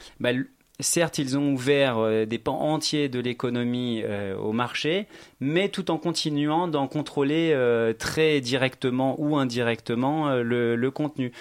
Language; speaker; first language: French; native; French